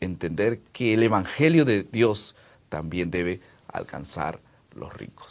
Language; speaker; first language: Spanish; non-native, fluent; Portuguese